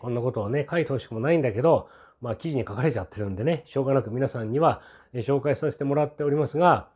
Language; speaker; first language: Japanese; native; Japanese